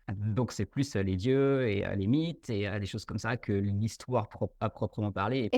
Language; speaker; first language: French; native; French